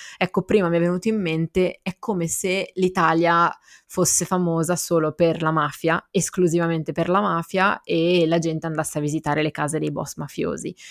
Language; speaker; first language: Italian; native; Italian